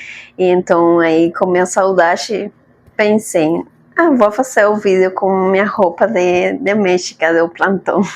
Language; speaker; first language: Portuguese; non-native, fluent; Spanish